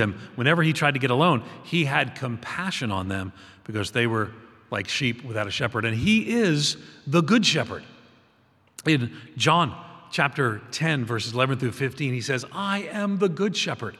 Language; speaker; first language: English; native; English